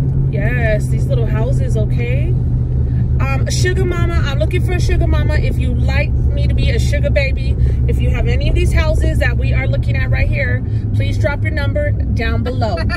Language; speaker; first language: English; early bilingual, other home language; Spanish